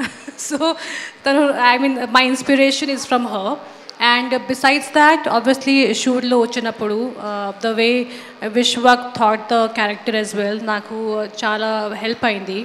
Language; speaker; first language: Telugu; non-native, fluent; Hindi